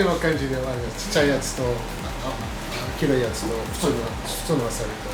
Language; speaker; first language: Japanese; non-native, learner; Portuguese